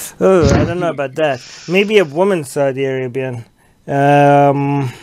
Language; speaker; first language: English; native; English